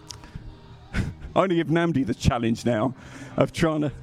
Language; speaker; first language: English; native; English